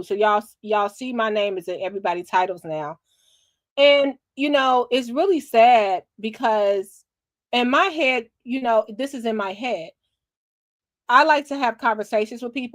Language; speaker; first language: English; native; English